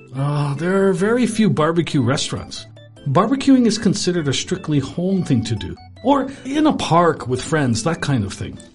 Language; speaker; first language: English; native; English